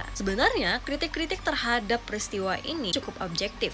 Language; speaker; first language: Indonesian; native; Indonesian